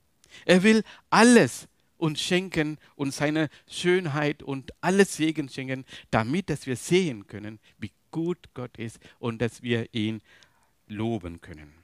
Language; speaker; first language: German; non-native, learner; Tamil